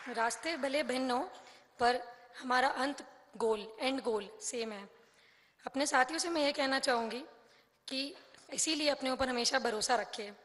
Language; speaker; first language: Hindi; native; Hindi